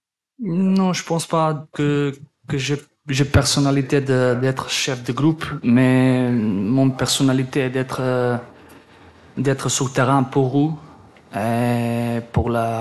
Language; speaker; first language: French; non-native, learner; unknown